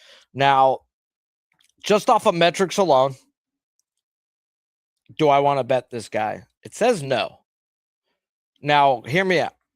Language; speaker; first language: English; native; English